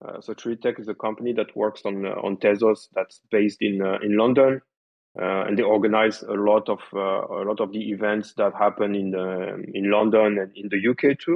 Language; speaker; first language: English; non-native, fluent; French